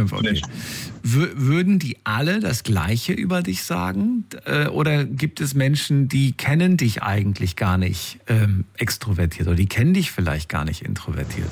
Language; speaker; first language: German; native; German